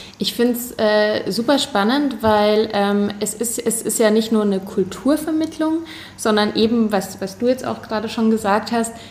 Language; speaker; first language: German; native; German